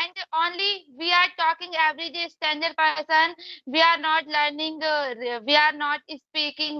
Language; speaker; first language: English; non-native, learner; Hindi